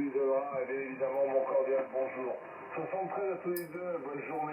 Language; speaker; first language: French; native; French